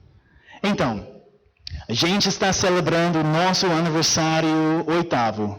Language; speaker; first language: Portuguese; non-native, fluent; English